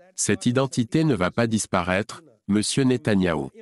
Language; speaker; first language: French; non-native, fluent; Punjabi